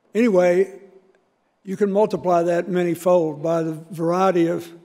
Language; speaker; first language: English; native; English